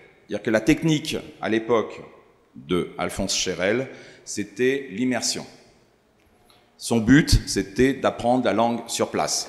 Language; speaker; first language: French; native; French